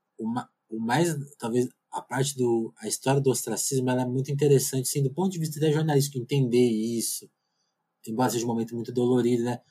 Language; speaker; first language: Portuguese; native; Portuguese